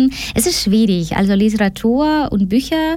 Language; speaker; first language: German; non-native, fluent; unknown